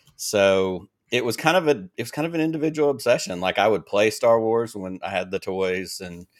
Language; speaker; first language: English; native; English